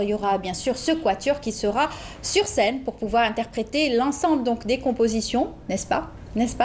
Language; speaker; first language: French; native; French